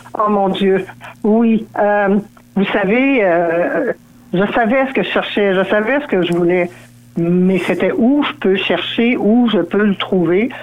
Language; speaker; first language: French; native; French